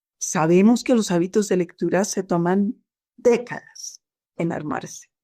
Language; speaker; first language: Spanish; native; Spanish